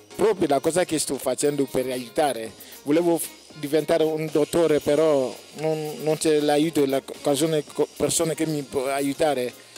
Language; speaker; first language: Italian; non-native, learner; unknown